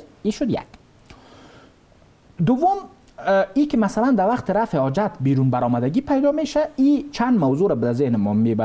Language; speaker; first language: Persian; native; Persian